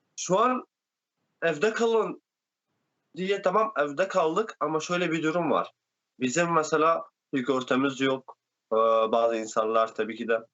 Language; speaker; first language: Turkish; non-native, fluent; Arabic